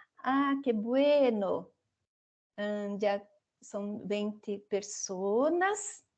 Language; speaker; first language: Spanish; non-native, fluent; Portuguese